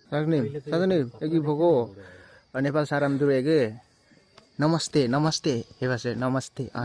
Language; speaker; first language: Korean; non-native, learner; Nepali